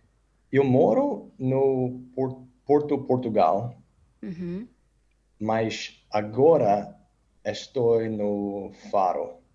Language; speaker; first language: Portuguese; non-native, learner; English